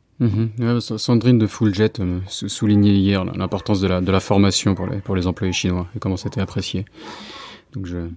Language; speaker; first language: French; native; French